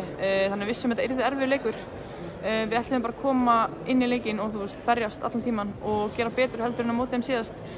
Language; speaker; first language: Icelandic; native; Icelandic